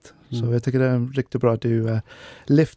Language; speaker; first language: Swedish; non-native, fluent; English